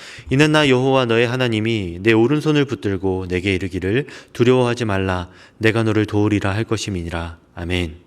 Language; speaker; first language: Korean; native; Korean